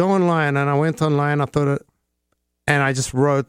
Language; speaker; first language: English; native; English